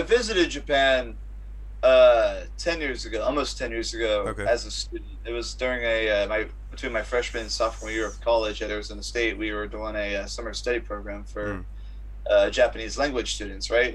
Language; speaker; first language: English; native; English